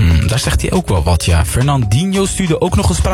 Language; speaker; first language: Dutch; native; Dutch